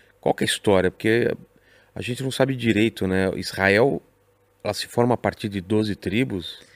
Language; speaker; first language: Portuguese; native; Portuguese